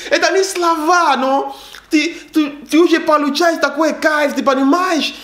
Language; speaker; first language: Russian; non-native, learner; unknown